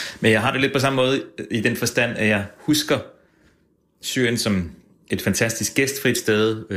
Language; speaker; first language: Danish; native; Danish